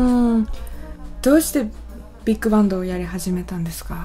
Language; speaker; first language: Japanese; native; Japanese